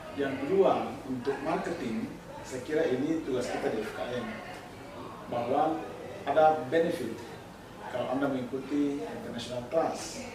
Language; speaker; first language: Indonesian; native; Indonesian